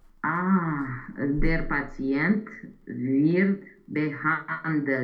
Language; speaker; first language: German; non-native, learner; Romanian